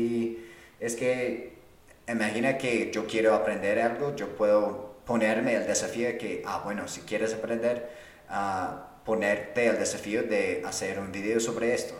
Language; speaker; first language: Spanish; non-native, fluent; English